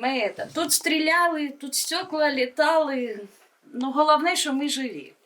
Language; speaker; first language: Ukrainian; native; Ukrainian